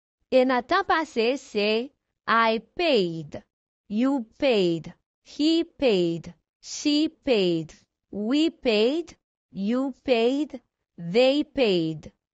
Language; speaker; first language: English; non-native, fluent; Haitian Creole